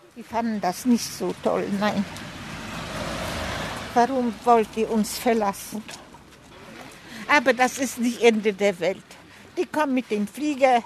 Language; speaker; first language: German; non-native, fluent; Polish